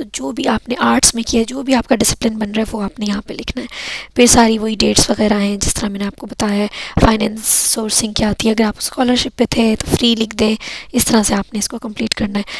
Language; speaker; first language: Urdu; native; Urdu